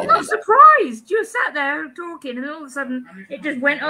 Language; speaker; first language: English; native; English